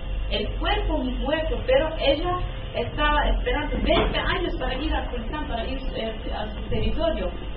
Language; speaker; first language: Spanish; non-native, learner; Kurdish